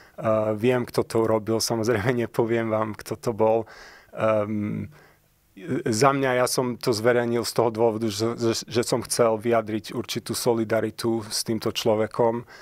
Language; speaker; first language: Slovak; early bilingual, heritage; Slovak